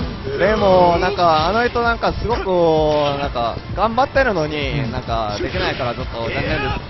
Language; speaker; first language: Japanese; non-native, fluent; Korean